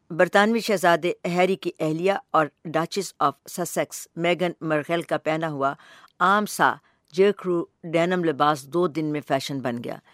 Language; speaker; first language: Urdu; native; Urdu